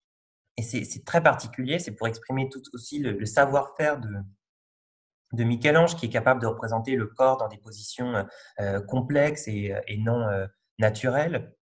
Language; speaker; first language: French; native; French